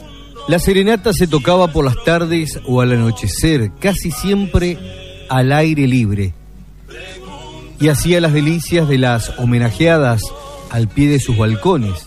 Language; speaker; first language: Spanish; native; Spanish